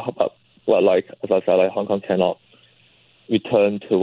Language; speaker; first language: English; non-native, local second language; Cantonese